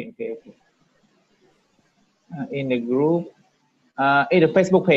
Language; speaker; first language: English; non-native, learner; Vietnamese